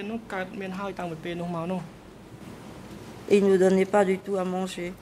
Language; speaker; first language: French; non-native, local second language; Khmer